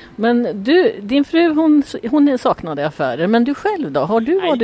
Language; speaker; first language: Swedish; native; Swedish